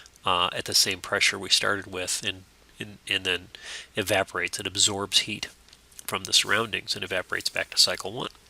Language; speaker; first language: English; native; English